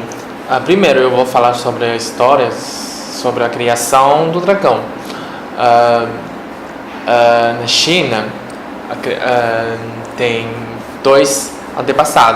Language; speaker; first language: Portuguese; non-native, fluent; Chinese